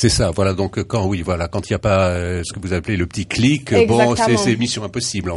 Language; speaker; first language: French; native; French